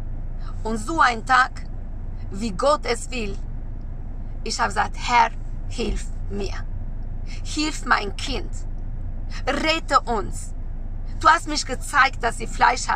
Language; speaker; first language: German; non-native, learner; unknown